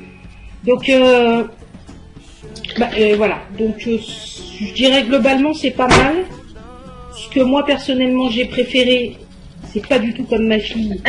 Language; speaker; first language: French; native; French